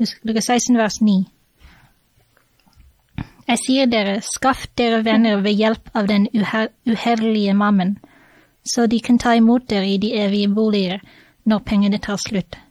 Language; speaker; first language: Norwegian; non-native, fluent; English